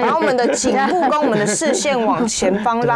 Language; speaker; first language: Chinese; native; Chinese